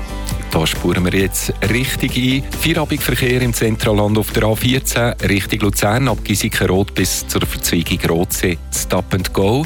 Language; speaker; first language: German; native; German